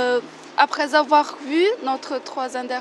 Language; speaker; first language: French; non-native, learner; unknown